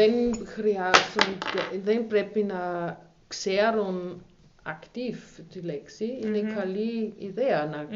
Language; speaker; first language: Greek; non-native, learner; German